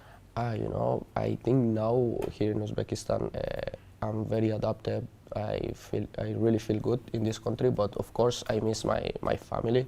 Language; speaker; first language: English; non-native, learner; Spanish